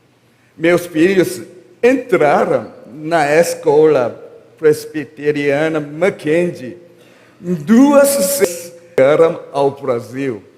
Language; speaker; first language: Portuguese; non-native, learner; Korean